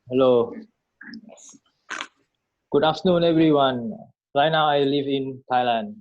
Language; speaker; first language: English; non-native, learner; Thai